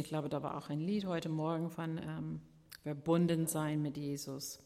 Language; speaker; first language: German; non-native, fluent; English